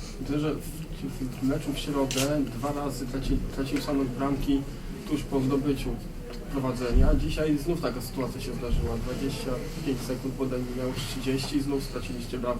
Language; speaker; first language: Polish; native; Polish